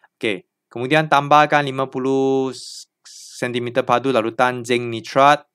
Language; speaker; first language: Malay; non-native, local second language; Chinese